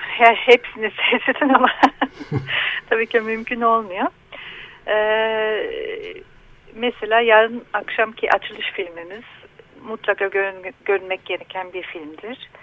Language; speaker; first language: Turkish; non-native, learner; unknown